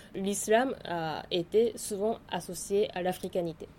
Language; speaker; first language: French; non-native, fluent; Japanese